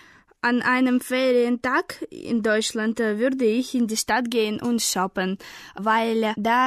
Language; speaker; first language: German; non-native, learner; Russian